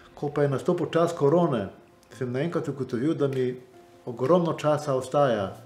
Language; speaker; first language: Slovenian; native; Slovenian